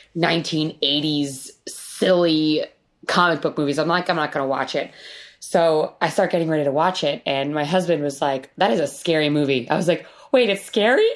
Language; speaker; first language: English; native; English